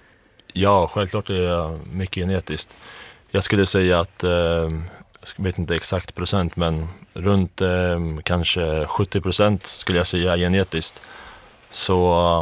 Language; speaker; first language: Swedish; native; Swedish